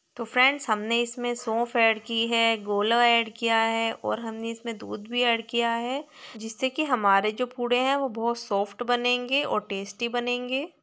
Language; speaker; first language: Hindi; native; Hindi